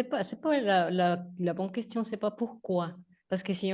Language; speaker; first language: French; non-native, learner; Spanish